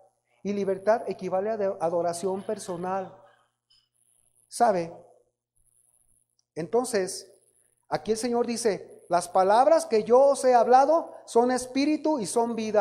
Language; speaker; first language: Spanish; native; Spanish